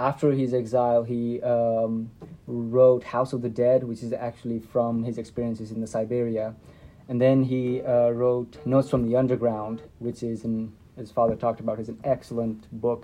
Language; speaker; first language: English; non-native, local second language; Nepali